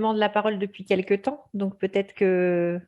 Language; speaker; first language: French; native; French